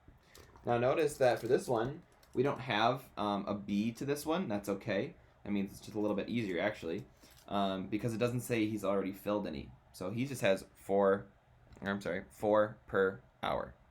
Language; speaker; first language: English; native; English